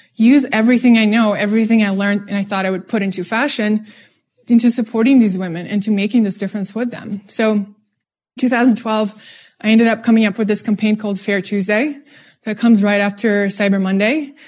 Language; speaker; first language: English; non-native, fluent; Russian